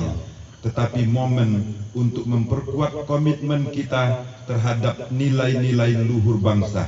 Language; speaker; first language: Indonesian; native; Indonesian